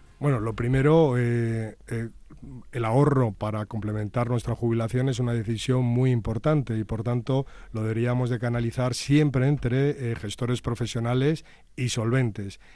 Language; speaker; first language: Spanish; native; Spanish